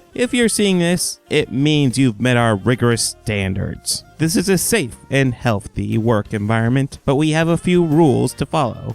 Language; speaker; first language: English; native; English